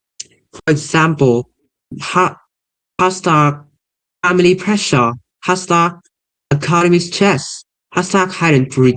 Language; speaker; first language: English; non-native, learner; Vietnamese